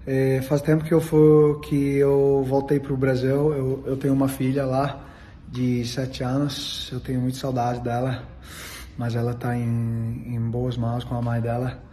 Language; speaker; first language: Portuguese; non-native, learner; English